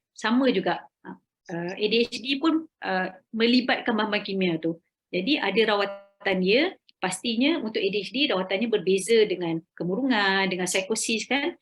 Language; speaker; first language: Malay; native; Malay